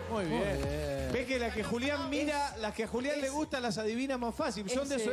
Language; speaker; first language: Spanish; native; Spanish